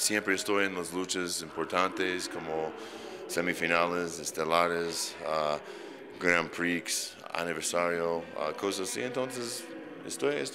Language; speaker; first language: Spanish; non-native, fluent; English